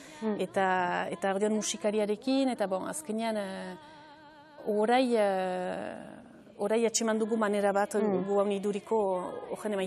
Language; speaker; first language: Basque; native; Basque